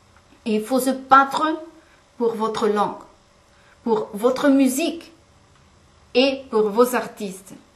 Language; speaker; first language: French; non-native, fluent; German